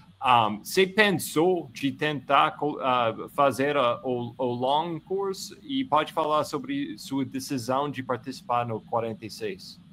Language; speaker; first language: Portuguese; non-native, fluent; English